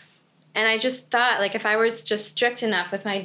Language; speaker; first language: English; native; English